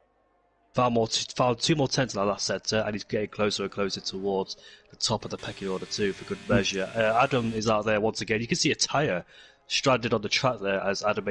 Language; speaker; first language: English; native; English